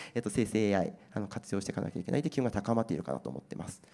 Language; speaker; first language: Japanese; native; Japanese